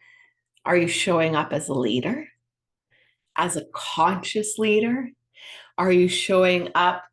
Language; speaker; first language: English; native; English